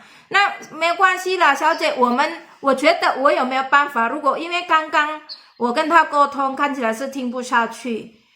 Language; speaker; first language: Chinese; non-native, fluent; Indonesian